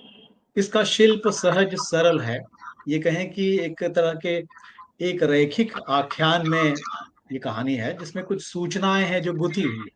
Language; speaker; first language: Hindi; native; Hindi